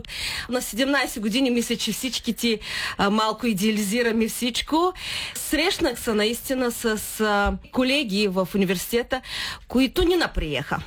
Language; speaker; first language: Bulgarian; early bilingual, heritage; Bulgarian